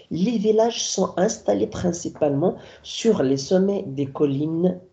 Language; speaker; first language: French; non-native, local second language; Arabic